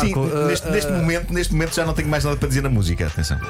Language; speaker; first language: Portuguese; native; Portuguese